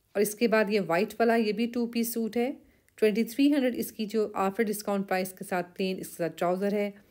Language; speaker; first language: Urdu; native; Urdu